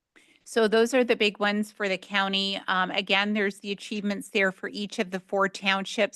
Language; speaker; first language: English; native; English